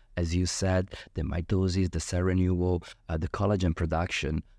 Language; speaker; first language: English; non-native, fluent; Italian